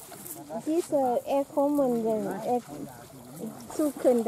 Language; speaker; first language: German; non-native, learner; Thai